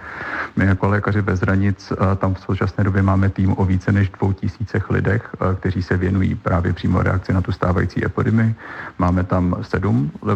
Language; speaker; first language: Czech; native; Czech